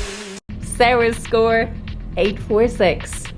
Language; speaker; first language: English; native; English